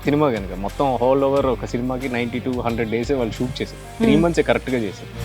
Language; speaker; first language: Telugu; native; Telugu